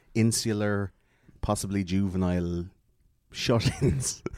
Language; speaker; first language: English; native; English